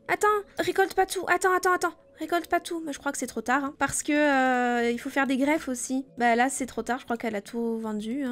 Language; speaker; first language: French; native; French